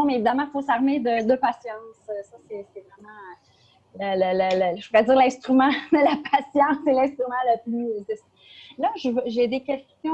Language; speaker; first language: French; native; French